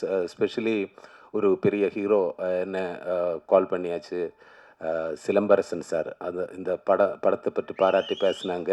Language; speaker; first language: Tamil; non-native, learner; Malayalam